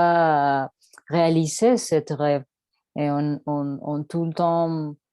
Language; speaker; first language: French; non-native, learner; Spanish